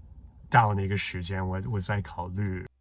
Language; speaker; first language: Chinese; non-native, fluent; English